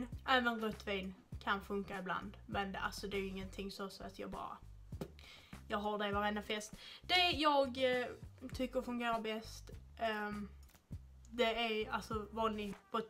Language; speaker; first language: Swedish; native; Swedish